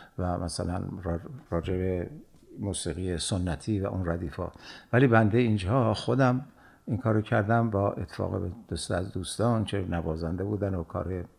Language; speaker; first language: Persian; native; Persian